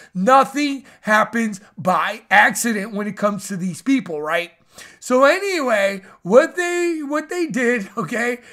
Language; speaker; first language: English; native; English